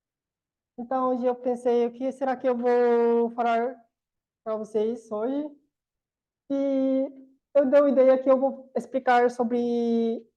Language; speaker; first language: Portuguese; non-native, learner; Korean